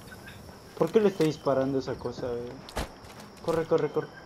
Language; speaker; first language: Spanish; native; Spanish